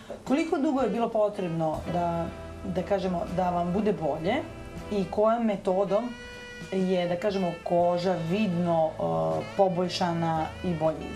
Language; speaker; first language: Serbian; native; Serbian